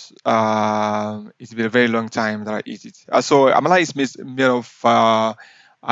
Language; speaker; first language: English; non-native, local second language; Yoruba